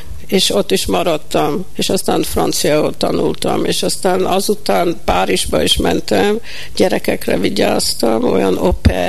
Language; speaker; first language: Hungarian; early bilingual, heritage; Hungarian